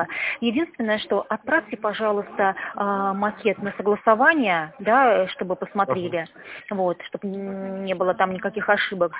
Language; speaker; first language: Russian; native; Russian